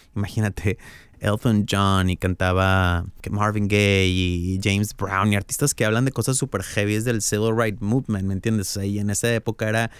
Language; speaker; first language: Spanish; native; Spanish